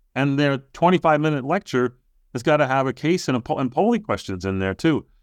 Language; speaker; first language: English; native; English